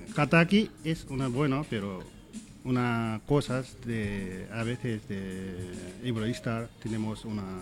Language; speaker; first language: Spanish; non-native, learner; Nepali